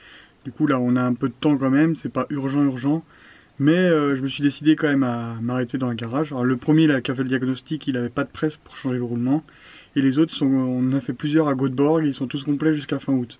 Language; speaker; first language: French; native; French